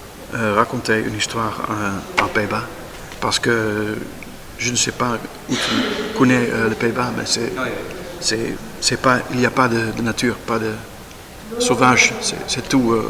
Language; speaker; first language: French; non-native, learner; Dutch